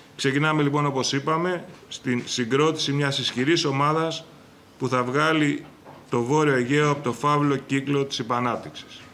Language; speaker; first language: Greek; native; Greek